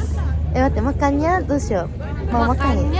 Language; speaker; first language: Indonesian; non-native, learner; Japanese